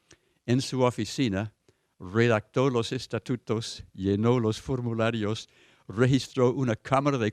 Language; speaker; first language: Spanish; non-native, fluent; English